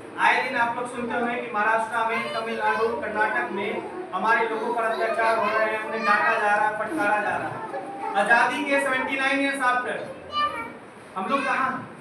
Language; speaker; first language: Hindi; native; Hindi